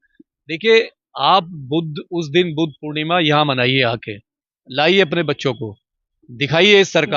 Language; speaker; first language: Hindi; native; Hindi